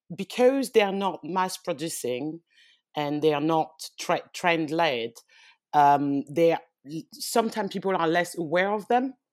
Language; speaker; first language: English; early bilingual, heritage; French